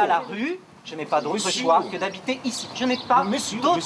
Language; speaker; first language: French; native; French